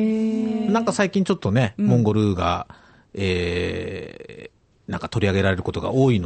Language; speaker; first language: Japanese; native; Japanese